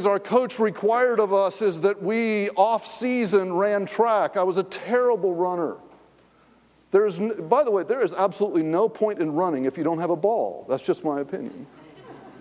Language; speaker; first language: English; native; English